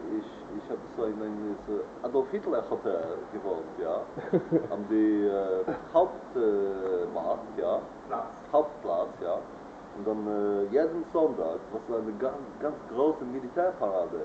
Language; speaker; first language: German; non-native, learner; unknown